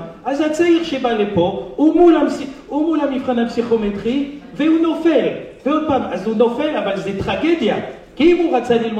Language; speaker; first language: Hebrew; non-native, fluent; French